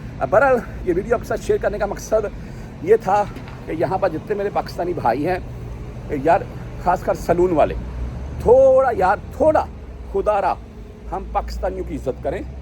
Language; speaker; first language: Urdu; non-native, local second language; Punjabi